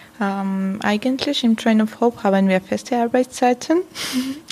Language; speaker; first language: German; non-native, fluent; Arabic